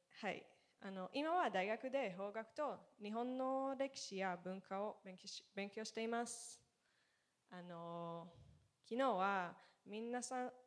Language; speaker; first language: Japanese; non-native, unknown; Hebrew